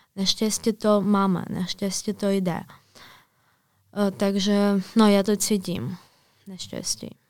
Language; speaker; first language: Czech; non-native, fluent; Ukrainian